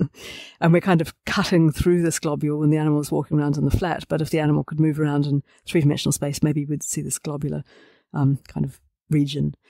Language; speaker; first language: English; native; English